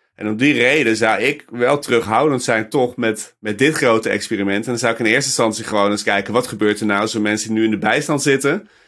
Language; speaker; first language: Dutch; native; Dutch